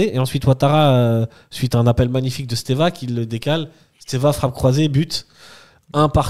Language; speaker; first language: French; native; French